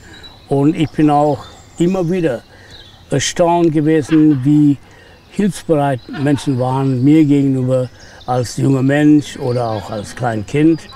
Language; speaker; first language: German; non-native, fluent; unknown